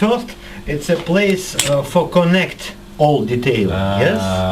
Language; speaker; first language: English; non-native, learner; Russian